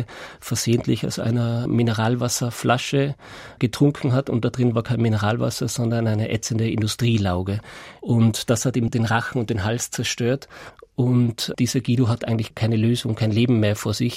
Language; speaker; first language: German; native; German